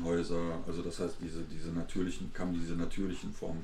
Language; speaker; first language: German; native; German